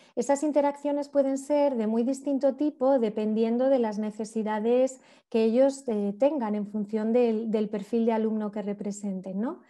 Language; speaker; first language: Spanish; native; Spanish